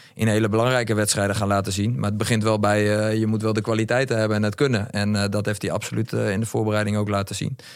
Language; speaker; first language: Dutch; native; Dutch